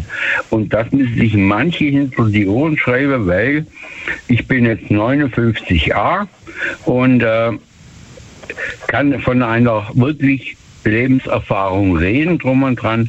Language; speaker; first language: German; native; German